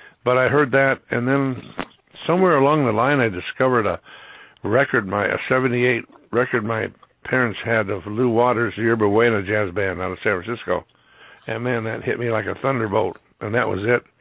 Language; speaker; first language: English; native; English